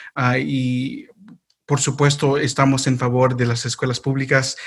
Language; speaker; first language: Spanish; early bilingual, heritage; Spanish